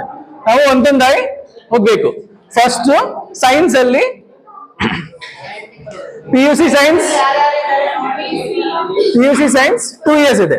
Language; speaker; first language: Kannada; non-native, learner; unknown